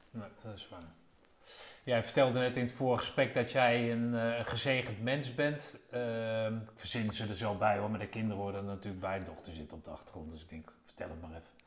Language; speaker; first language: Dutch; native; Dutch